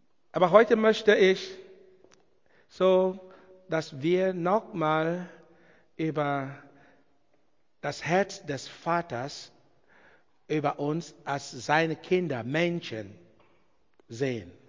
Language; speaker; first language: German; non-native, learner; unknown